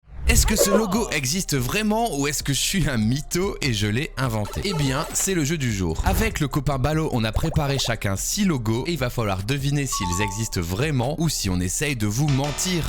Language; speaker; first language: French; native; French